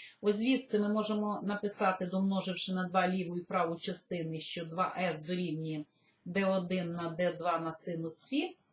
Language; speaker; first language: Ukrainian; native; Ukrainian